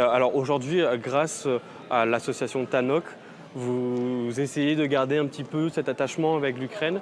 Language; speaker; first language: French; native; French